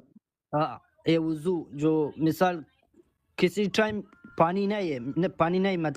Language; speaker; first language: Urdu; non-native, local second language; Persian